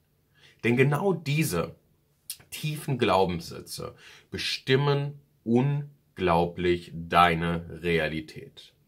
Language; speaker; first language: German; native; German